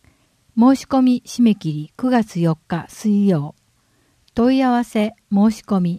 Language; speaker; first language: Japanese; native; Japanese